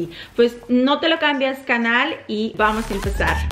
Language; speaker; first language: Spanish; non-native, fluent; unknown